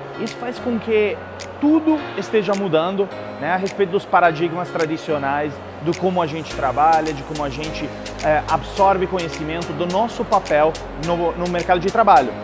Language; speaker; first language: Portuguese; non-native, fluent; Italian